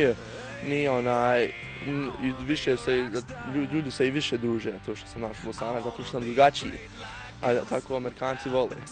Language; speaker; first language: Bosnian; early bilingual, heritage; Croatian